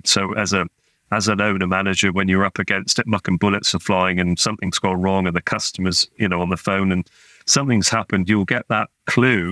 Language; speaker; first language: English; native; English